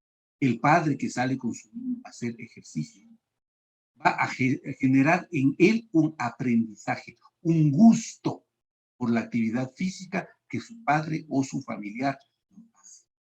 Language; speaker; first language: Spanish; native; Spanish